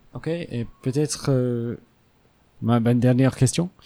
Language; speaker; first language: French; non-native, learner; English